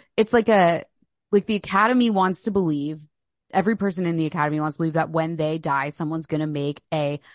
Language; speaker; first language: English; native; English